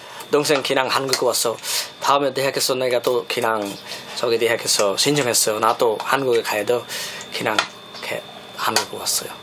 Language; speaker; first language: Korean; non-native, learner; Bangla